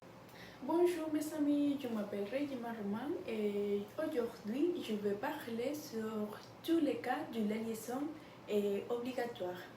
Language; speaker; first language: French; non-native, learner; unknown